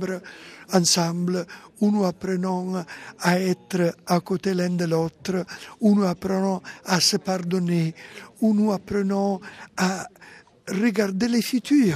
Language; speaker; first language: French; non-native, fluent; Italian